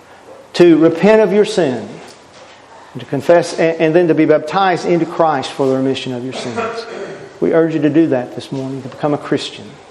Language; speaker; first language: English; native; English